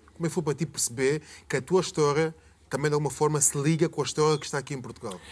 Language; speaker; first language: Portuguese; native; Portuguese